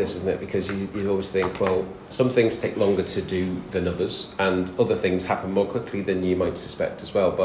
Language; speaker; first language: English; native; English